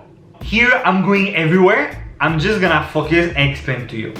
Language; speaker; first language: English; non-native, fluent; French